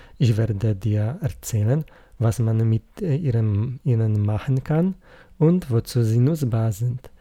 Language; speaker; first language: German; non-native, learner; Polish